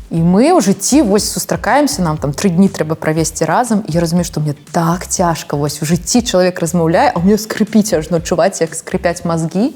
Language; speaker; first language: Belarusian; non-native, local second language; Russian